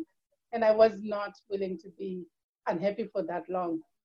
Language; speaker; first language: English; non-native, local second language; Shona